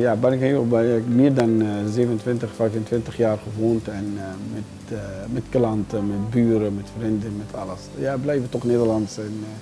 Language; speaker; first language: Dutch; non-native, fluent; Arabic